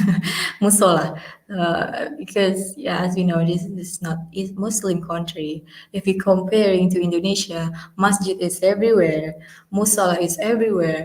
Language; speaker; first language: English; non-native, learner; Indonesian